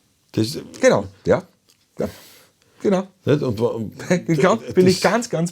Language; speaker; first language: German; native; German